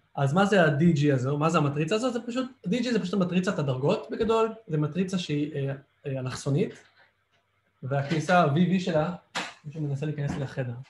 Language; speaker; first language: Hebrew; native; Hebrew